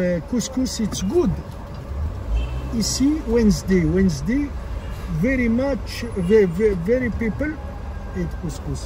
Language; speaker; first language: English; non-native, learner; Arabic